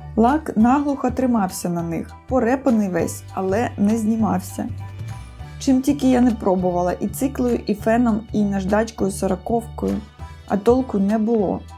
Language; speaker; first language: Ukrainian; non-native, local second language; Russian